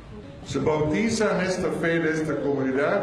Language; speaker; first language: Spanish; non-native, fluent; Dutch